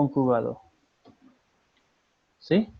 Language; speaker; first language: Spanish; non-native, fluent; Hindi